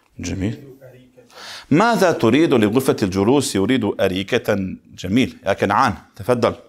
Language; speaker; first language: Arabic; non-native, fluent; Bosnian